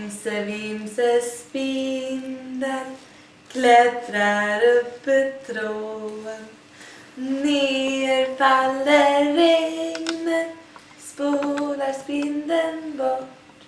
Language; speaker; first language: Swedish; native; Swedish